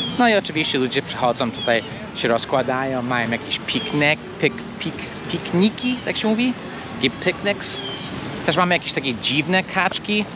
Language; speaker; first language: Polish; non-native, fluent; English